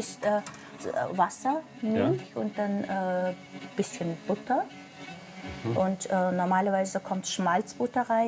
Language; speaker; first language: German; non-native, fluent; Mongolian